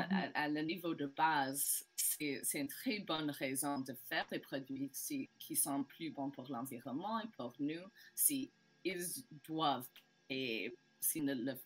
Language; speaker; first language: French; non-native, local second language; English